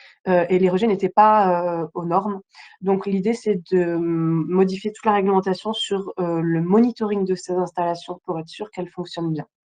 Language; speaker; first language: French; native; French